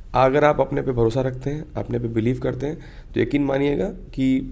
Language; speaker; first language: Hindi; native; Hindi